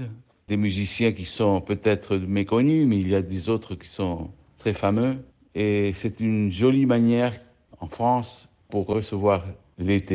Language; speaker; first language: French; early bilingual, heritage; French